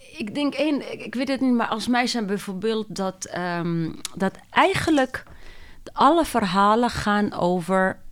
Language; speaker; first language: Dutch; non-native, fluent; Arabic